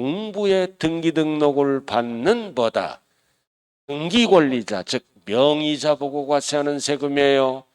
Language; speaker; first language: Korean; native; Korean